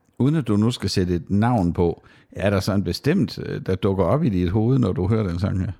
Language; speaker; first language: Danish; native; Danish